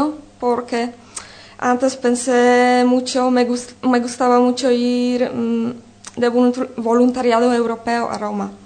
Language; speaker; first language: Spanish; non-native, fluent; Polish